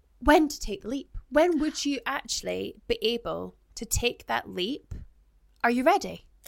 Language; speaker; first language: English; native; English